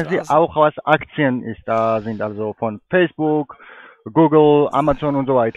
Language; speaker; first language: German; non-native, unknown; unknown